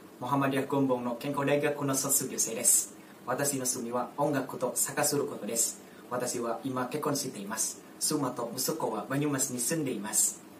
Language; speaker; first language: Japanese; non-native, learner; Javanese